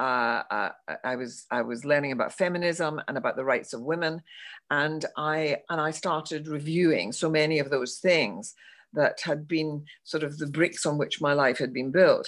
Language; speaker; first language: English; native; English